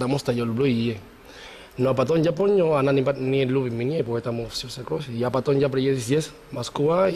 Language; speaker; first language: Russian; non-native, learner; Spanish